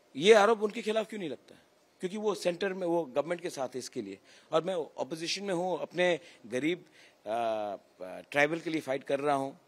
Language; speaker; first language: Hindi; non-native, local second language; Kok Borok